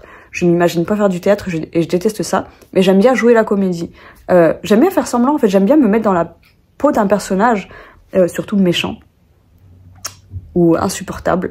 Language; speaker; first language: French; native; French